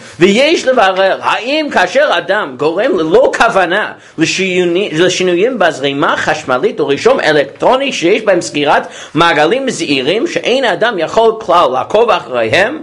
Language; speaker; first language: Hebrew; non-native, fluent; English